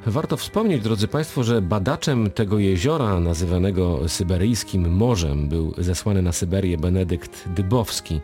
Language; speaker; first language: Polish; native; Polish